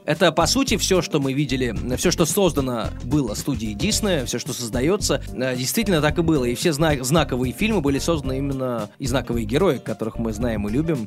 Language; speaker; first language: Russian; native; Russian